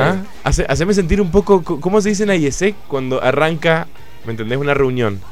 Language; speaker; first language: Spanish; native; Spanish